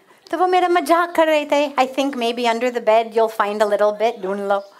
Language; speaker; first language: Hindi; non-native, learner; English